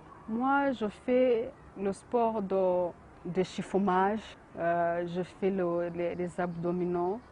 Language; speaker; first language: French; non-native, learner; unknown